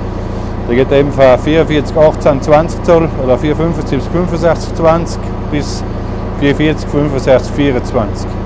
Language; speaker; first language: German; native; German